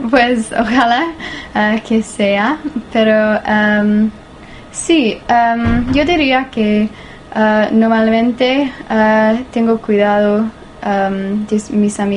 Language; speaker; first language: Spanish; non-native, learner; English